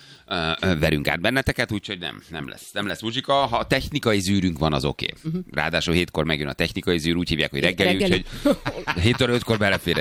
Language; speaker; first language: Hungarian; native; Hungarian